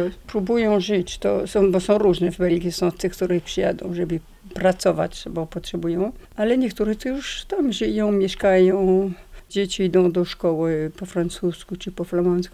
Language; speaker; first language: Polish; non-native, learner; French